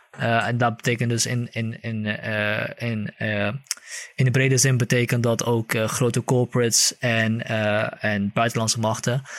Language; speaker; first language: Dutch; early bilingual, other home language; Kurdish